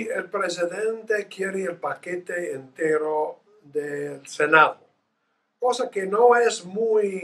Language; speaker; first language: Spanish; non-native, fluent; English